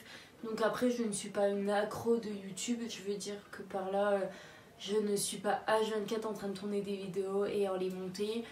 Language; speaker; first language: French; native; French